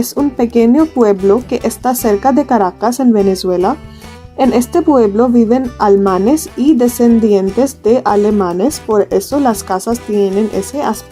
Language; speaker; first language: Spanish; non-native, learner; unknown